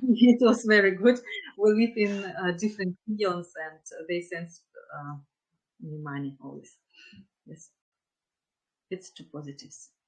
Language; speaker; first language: English; non-native, learner; Russian